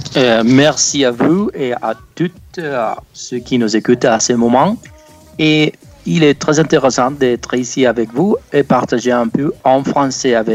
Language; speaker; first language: French; non-native, fluent; Spanish